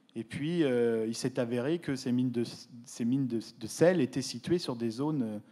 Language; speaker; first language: French; native; French